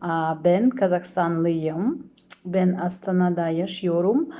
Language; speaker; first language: Turkish; non-native, learner; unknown